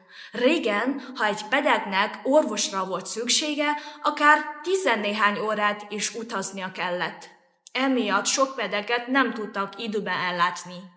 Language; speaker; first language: Hungarian; non-native, fluent; Chinese